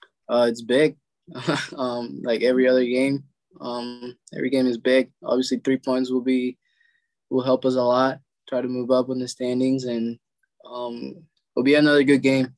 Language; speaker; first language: English; non-native, fluent; Spanish